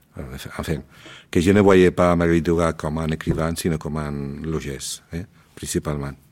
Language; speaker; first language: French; non-native, learner; Spanish